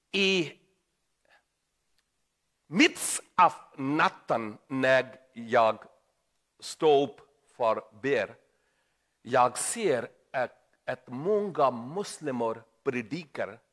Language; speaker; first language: Swedish; non-native, learner; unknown